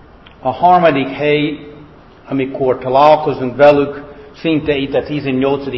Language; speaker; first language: Hungarian; non-native, fluent; English